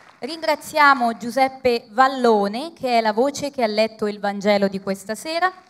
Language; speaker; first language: Italian; native; Italian